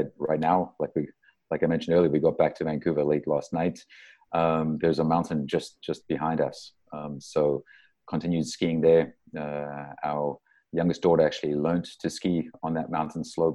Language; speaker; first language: English; native; English